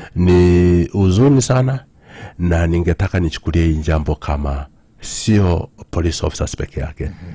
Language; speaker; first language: Swahili; non-native, local second language; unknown